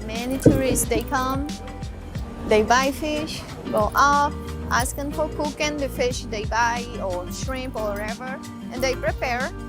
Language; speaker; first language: English; non-native, learner; Portuguese